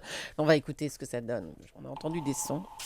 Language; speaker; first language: French; native; French